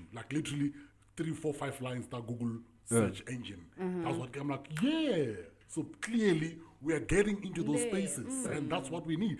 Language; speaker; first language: English; non-native, local second language; Tsonga